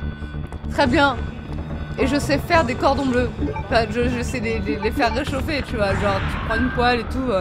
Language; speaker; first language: French; native; French